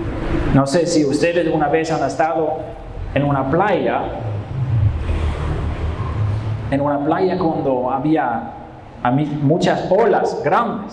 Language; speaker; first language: Spanish; non-native, fluent; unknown